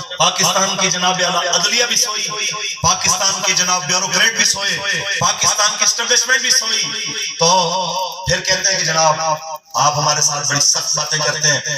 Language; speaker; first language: Urdu; non-native, local second language; Punjabi